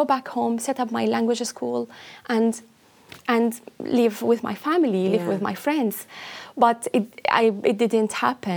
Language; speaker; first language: English; non-native, fluent; Arabic